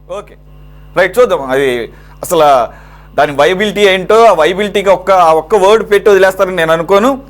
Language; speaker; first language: Telugu; native; Telugu